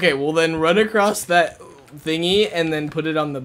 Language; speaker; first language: English; native; English